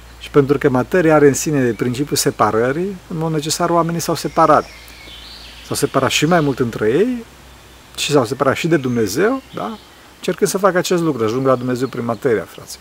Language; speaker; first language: Romanian; early bilingual, heritage; Romanian